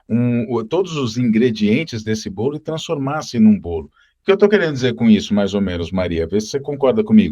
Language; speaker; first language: Portuguese; native; Portuguese